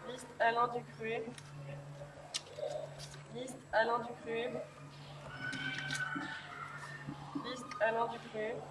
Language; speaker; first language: French; native; French